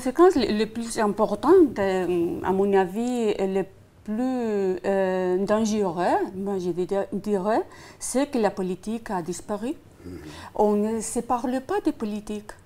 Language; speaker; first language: French; non-native, fluent; Spanish